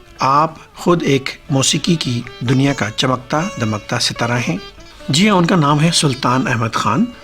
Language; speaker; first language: Urdu; non-native, local second language; Sindhi